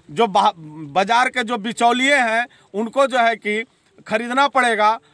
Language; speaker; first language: Hindi; native; Hindi